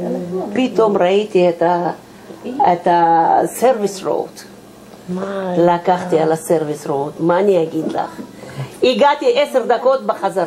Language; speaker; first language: Hebrew; non-native, fluent; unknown